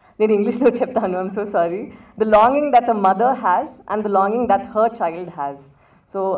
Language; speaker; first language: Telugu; non-native, local second language; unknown